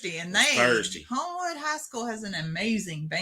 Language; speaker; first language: English; native; English